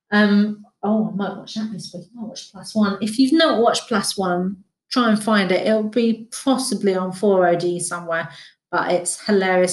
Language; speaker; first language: English; native; English